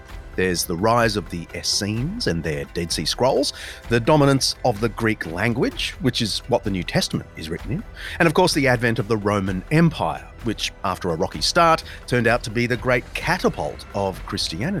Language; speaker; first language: English; native; English